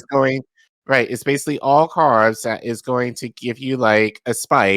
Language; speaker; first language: English; native; English